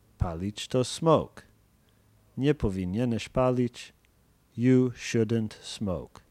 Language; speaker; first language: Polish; non-native, fluent; English